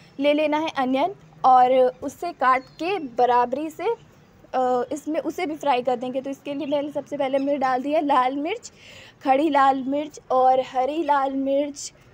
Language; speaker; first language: Hindi; native; Hindi